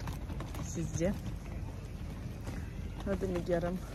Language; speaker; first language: Turkish; early bilingual, heritage; Turkish